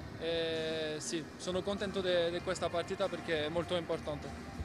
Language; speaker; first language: Italian; non-native, learner; French